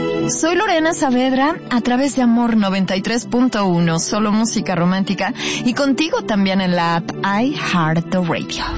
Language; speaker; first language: Spanish; native; Spanish